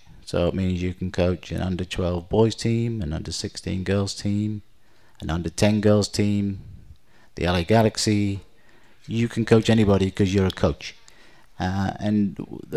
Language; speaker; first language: English; native; English